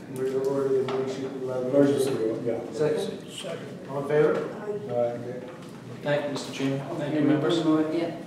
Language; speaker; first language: English; native; English